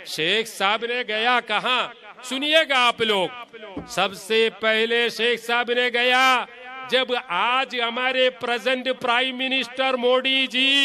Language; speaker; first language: Hindi; non-native, local second language; Malayalam